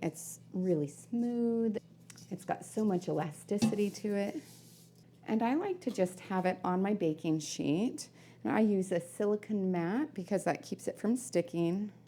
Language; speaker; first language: English; native; English